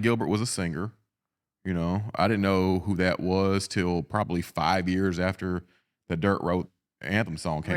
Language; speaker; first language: English; native; English